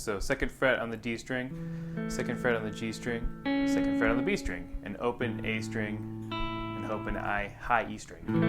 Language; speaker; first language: English; native; English